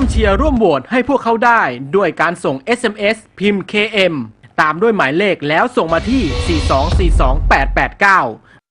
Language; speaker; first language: Thai; native; Thai